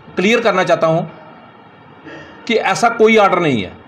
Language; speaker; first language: Hindi; native; Hindi